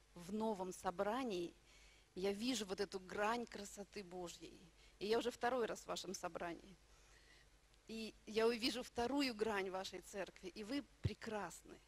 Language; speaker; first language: Russian; native; Russian